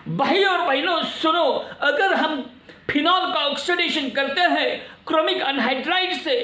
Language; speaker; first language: Hindi; non-native, local second language; Marathi